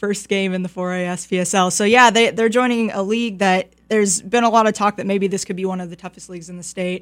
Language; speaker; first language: English; native; English